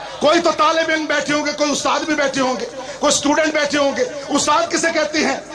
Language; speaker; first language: Urdu; non-native, local second language; Punjabi